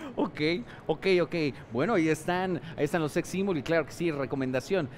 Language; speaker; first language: Spanish; native; Spanish